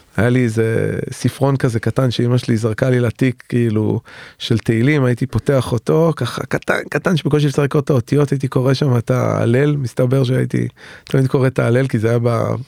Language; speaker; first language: Hebrew; native; Hebrew